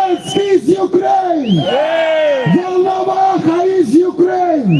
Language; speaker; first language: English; non-native, fluent; Ukrainian